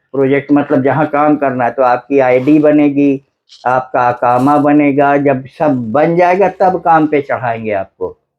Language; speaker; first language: Hindi; native; Hindi